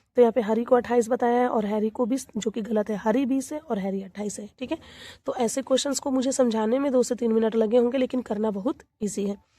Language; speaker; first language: Hindi; native; Hindi